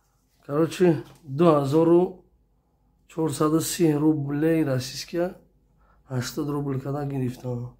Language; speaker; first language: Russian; non-native, learner; Tajik